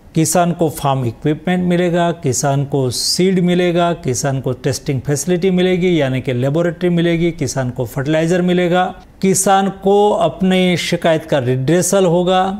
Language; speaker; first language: Hindi; non-native, local second language; Gujarati